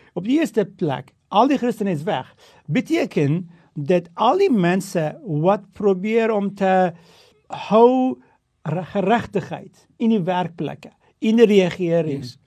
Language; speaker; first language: Afrikaans; non-native, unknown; Turkish